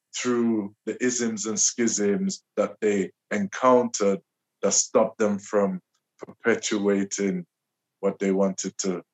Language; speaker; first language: English; native; English